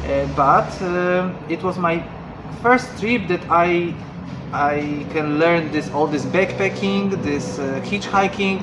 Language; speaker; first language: English; non-native, learner; Polish